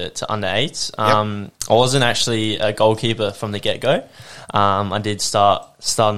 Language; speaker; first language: English; native; English